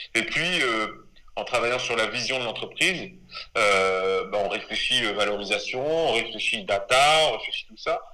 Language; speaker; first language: French; native; French